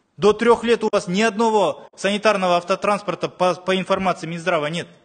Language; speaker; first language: Russian; non-native, local second language; Kazakh